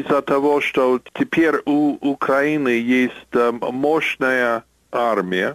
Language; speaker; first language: Russian; non-native, fluent; English